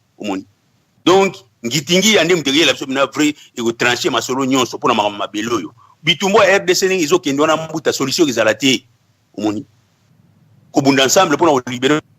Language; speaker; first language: Lingala; non-native, local second language; Kongo